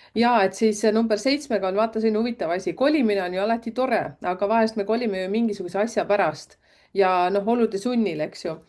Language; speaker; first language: Estonian; native; Estonian